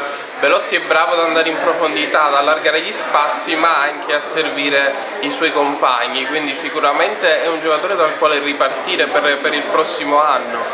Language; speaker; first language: Italian; native; Italian